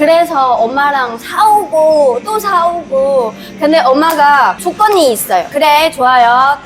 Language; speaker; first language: Korean; non-native, fluent; Chinese